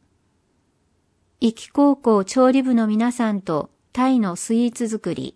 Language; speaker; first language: Japanese; native; Japanese